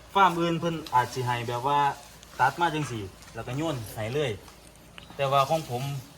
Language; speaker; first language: Thai; native; Thai